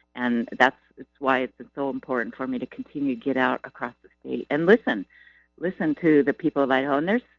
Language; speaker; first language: English; native; English